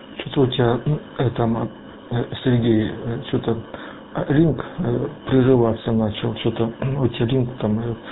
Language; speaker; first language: Russian; native; Russian